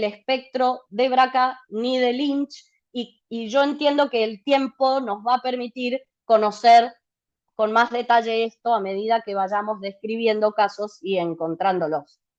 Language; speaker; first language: Spanish; native; Spanish